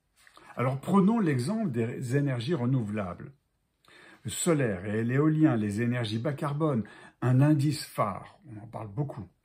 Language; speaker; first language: French; native; French